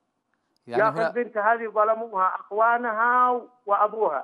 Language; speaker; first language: Arabic; native; Arabic